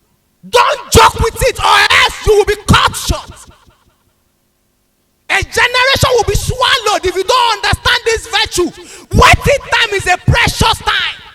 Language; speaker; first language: English; non-native, local second language; Yoruba